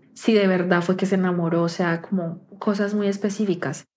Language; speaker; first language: Spanish; native; Spanish